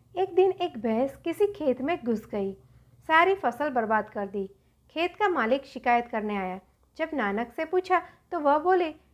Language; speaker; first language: Hindi; non-native, local second language; Gujarati